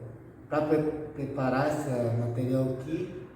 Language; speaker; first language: Portuguese; non-native, local second language; Guarani